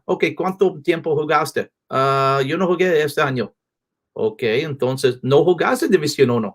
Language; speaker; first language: Spanish; non-native, learner; English